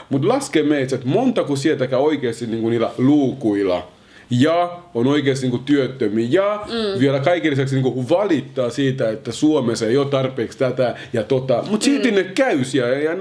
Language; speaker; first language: Finnish; early bilingual, other home language; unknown